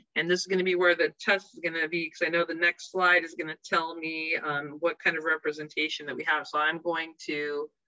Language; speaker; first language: English; native; English